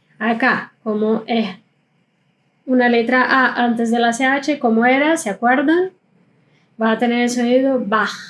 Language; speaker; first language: Spanish; non-native, fluent; German